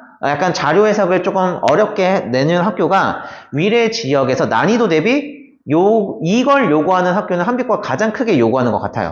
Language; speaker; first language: Korean; native; Korean